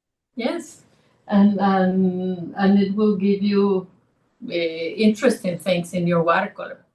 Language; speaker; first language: English; non-native, fluent; Spanish